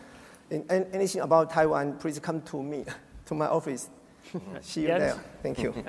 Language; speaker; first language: English; non-native, learner; Chinese